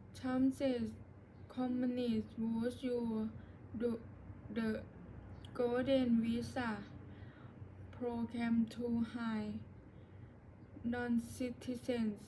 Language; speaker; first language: English; non-native, learner; Thai